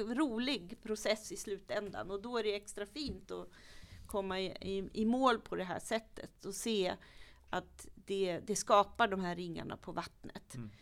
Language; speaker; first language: Swedish; native; Swedish